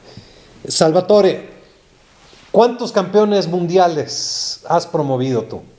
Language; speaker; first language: Spanish; native; Spanish